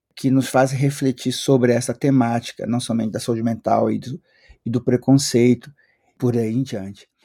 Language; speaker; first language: Portuguese; native; Portuguese